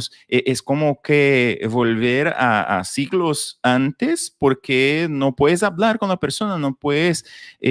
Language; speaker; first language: Spanish; non-native, fluent; Portuguese